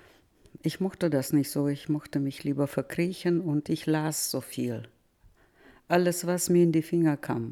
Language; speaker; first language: German; early bilingual, heritage; German